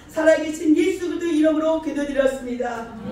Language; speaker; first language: Korean; native; Korean